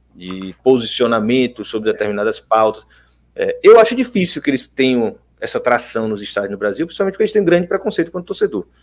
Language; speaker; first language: Portuguese; native; Portuguese